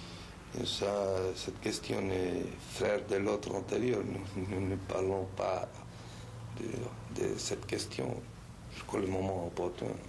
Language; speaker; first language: French; non-native, fluent; Spanish